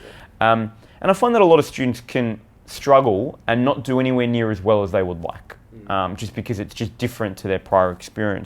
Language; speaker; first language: English; native; English